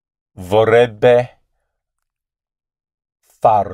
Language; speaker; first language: Italian; non-native, learner; English